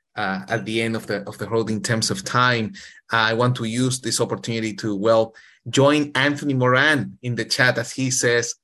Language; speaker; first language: English; non-native, fluent; Spanish